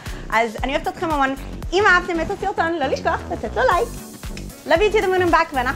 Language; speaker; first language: Hebrew; native; Hebrew